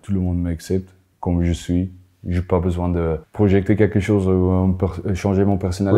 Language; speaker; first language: French; non-native, fluent; Afrikaans